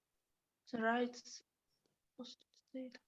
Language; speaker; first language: English; non-native, learner; Russian